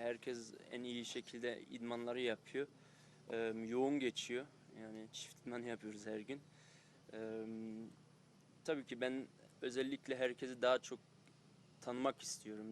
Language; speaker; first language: Turkish; early bilingual, heritage; Turkish